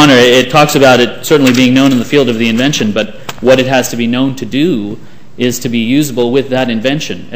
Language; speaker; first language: English; native; English